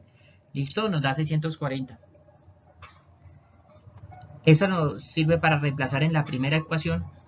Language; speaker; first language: Spanish; native; Spanish